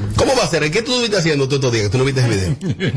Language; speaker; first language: Spanish; native; Spanish